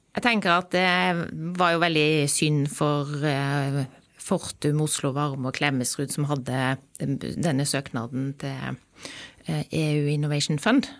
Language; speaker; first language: Norwegian; native; Norwegian